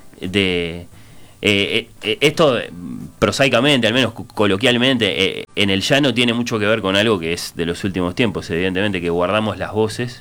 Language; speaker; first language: Spanish; native; Spanish